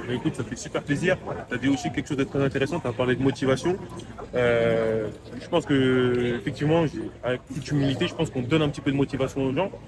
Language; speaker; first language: French; native; French